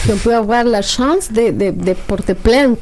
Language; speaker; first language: French; non-native, learner; Spanish